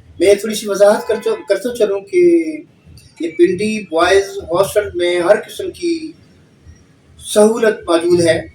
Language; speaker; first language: Urdu; native; Urdu